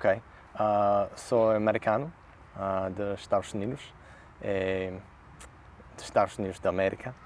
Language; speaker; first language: Portuguese; non-native, learner; English